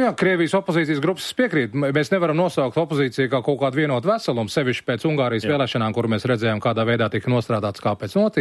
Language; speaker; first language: Latvian; native; Latvian